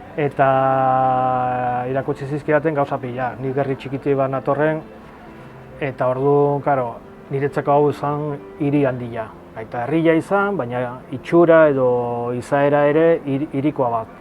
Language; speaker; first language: Basque; non-native, fluent; Galician